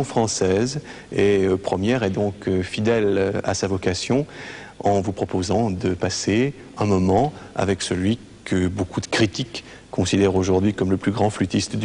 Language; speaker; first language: French; native; French